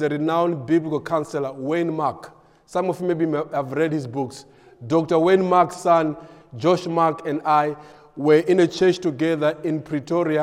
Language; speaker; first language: English; non-native, local second language; Nyanja